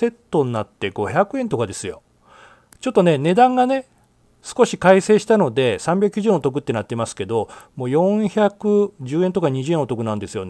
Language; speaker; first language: Japanese; native; Japanese